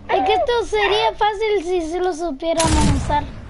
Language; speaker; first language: Spanish; early bilingual, heritage; Spanish